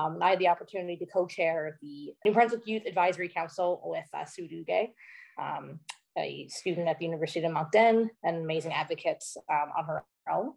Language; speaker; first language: English; native; English